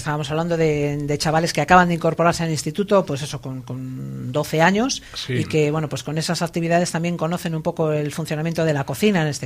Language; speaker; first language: Spanish; native; Spanish